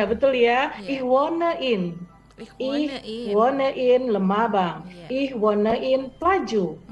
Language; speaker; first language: German; non-native, fluent; Indonesian